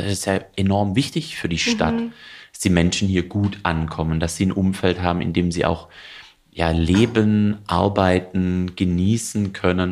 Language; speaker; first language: German; native; German